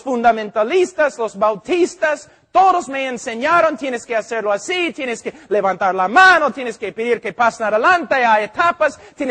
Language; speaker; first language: Spanish; non-native, fluent; English